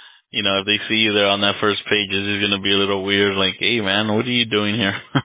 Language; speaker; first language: English; early bilingual, other home language; Spanish